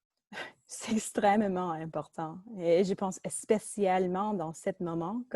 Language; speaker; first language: French; non-native, local second language; English